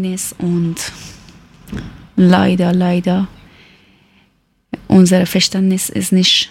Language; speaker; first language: German; non-native, learner; Persian